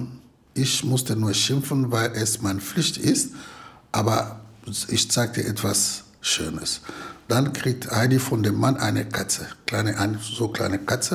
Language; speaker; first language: German; non-native, fluent; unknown